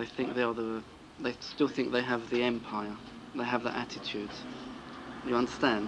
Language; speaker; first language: English; early bilingual, other home language; Greek